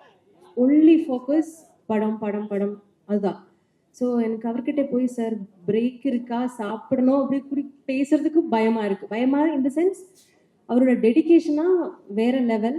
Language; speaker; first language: Tamil; non-native, learner; Malayalam